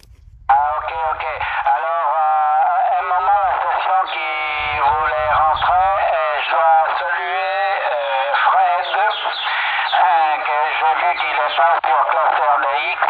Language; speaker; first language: French; early bilingual, heritage; Italian